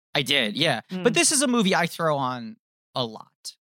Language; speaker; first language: English; native; English